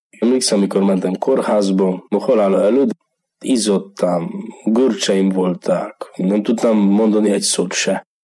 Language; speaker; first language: Hungarian; non-native, learner; Polish